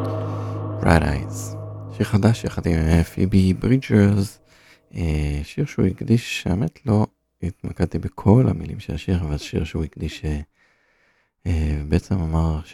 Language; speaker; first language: Hebrew; native; Hebrew